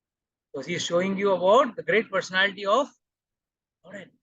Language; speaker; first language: English; non-native, local second language; Hindi